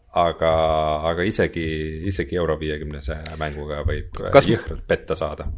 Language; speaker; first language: Estonian; native; Estonian